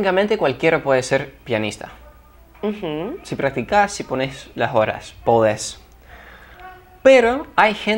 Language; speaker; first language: Spanish; non-native, fluent; English